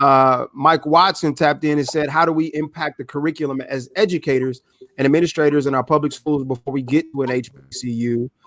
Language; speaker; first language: English; native; English